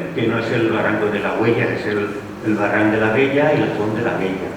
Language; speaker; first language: Spanish; non-native, local second language; Catalan